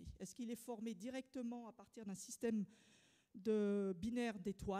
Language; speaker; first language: French; native; French